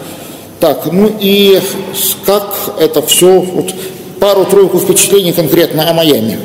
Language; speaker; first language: Russian; native; Russian